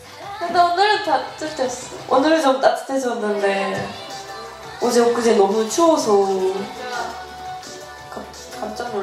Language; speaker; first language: Korean; non-native, fluent; Japanese